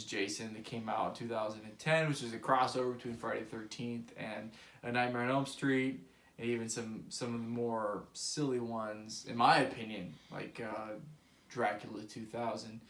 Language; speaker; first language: English; native; English